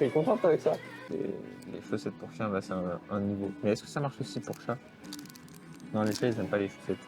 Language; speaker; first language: French; native; French